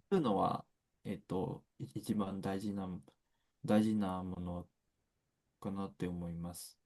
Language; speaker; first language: Japanese; non-native, fluent; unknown